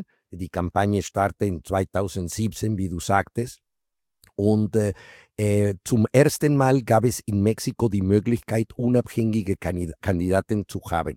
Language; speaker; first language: German; non-native, fluent; Spanish